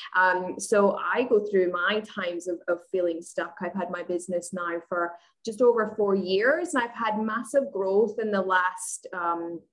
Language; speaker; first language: English; native; English